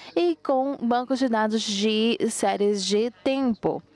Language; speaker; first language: Portuguese; non-native, fluent; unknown